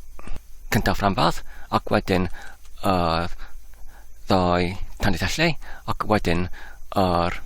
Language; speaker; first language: Welsh; non-native, learner; English